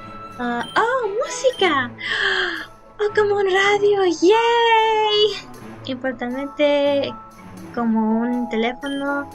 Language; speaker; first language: Spanish; early bilingual, heritage; Spanish